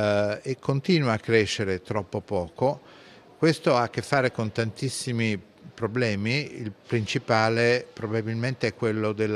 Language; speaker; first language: Italian; native; Italian